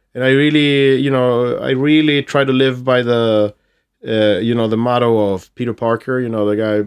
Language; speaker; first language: English; non-native, fluent; Swedish